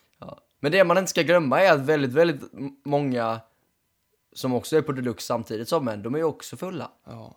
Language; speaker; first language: Swedish; native; Swedish